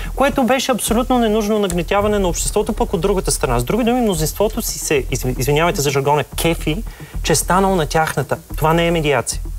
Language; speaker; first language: Bulgarian; native; Bulgarian